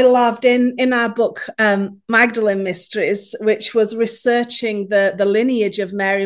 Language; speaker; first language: English; native; English